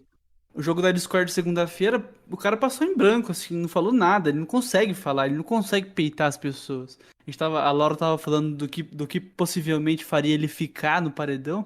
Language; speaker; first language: Portuguese; native; Portuguese